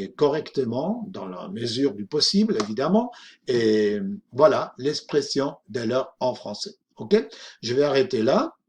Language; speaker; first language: French; non-native, fluent; Spanish